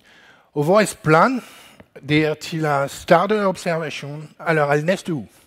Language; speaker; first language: Danish; non-native, learner; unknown